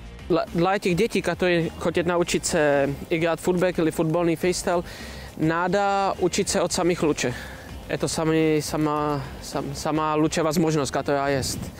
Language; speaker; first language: Russian; non-native, learner; Czech